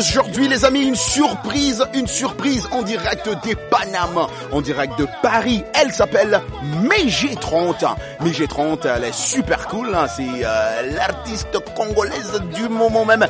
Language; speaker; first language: French; non-native, local second language; Lingala